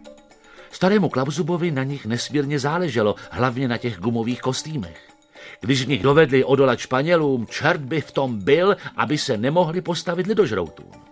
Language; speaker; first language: Czech; native; Czech